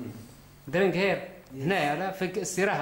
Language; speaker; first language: Arabic; native; Arabic